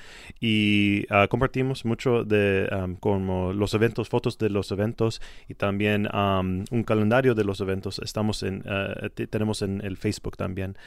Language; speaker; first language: Spanish; non-native, learner; English